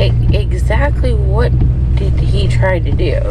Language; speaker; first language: English; native; English